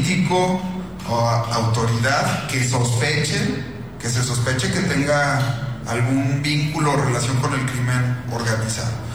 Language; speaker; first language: Spanish; native; Spanish